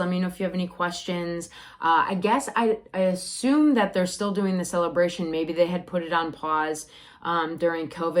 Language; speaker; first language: English; native; English